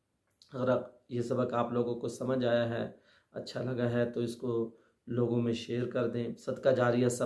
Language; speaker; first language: Urdu; native; Urdu